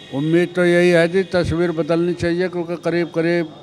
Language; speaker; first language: Hindi; native; Hindi